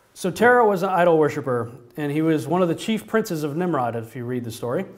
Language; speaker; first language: English; native; English